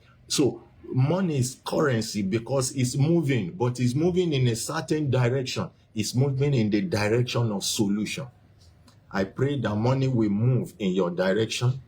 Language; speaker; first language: English; non-native, local second language; Yoruba